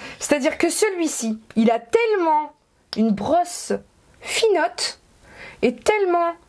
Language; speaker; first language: French; native; French